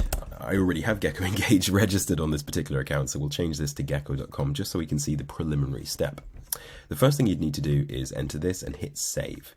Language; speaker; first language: English; native; English